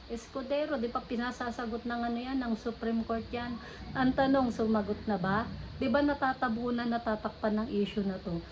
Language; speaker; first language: Filipino; native; Filipino